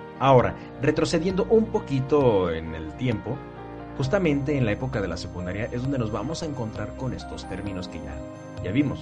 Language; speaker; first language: Spanish; native; Spanish